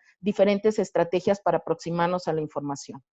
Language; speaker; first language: Spanish; native; Spanish